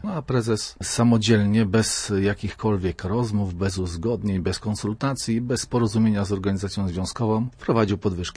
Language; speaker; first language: Polish; native; Polish